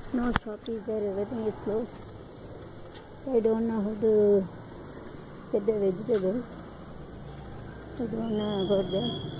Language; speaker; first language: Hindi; non-native, local second language; Tamil